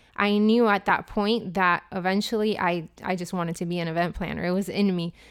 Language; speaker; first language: English; non-native, fluent; Spanish